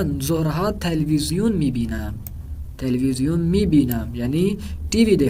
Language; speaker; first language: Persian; non-native, fluent; Urdu